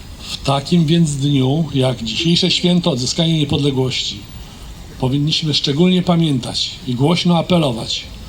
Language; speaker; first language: Polish; native; Polish